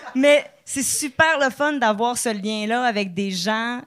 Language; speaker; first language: French; native; French